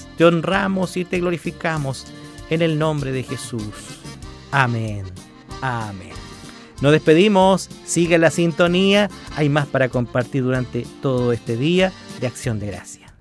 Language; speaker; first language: Spanish; native; Spanish